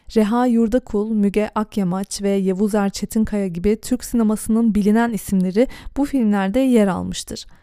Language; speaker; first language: Turkish; early bilingual, heritage; Turkish